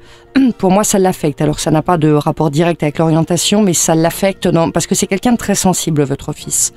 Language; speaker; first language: French; native; French